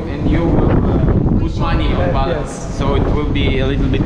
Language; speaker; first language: English; non-native, learner; Russian